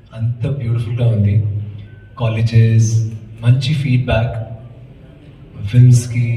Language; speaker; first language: Telugu; non-native, learner; Tamil